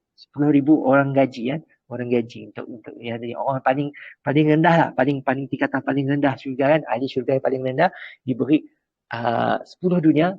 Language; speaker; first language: Malay; native; Malay